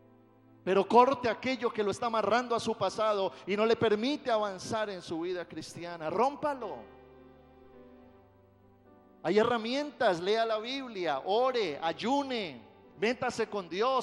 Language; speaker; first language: Spanish; native; Spanish